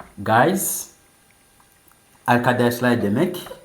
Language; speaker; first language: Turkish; non-native, fluent; English